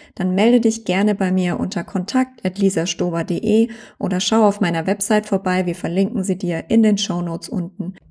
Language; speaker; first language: German; native; German